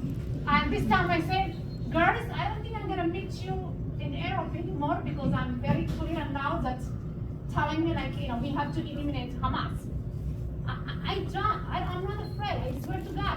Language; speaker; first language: English; non-native, local second language; Hebrew